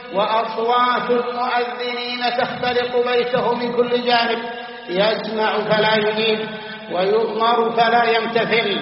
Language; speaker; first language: Arabic; native; Arabic